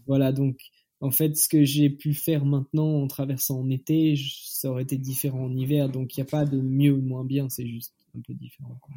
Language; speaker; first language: French; native; French